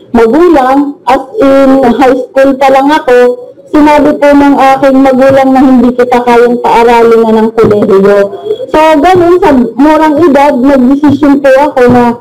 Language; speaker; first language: Filipino; native; Filipino